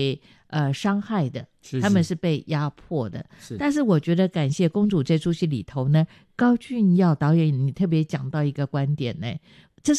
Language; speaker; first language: Chinese; non-native, local second language; Min Nan Chinese